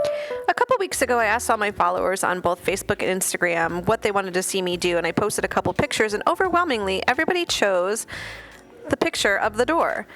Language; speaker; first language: English; native; English